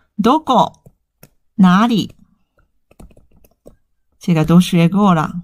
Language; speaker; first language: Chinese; non-native, fluent; Japanese